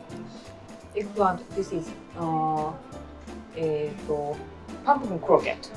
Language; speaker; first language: English; non-native, learner; Japanese